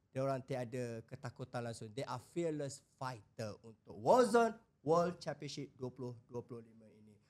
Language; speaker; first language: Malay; native; Malay